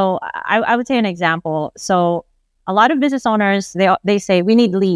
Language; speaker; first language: English; non-native, local second language; Filipino